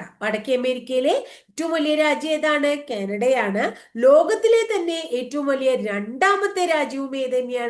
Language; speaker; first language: Malayalam; native; Malayalam